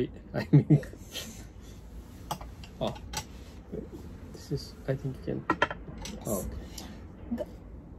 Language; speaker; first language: English; non-native, local second language; Hindi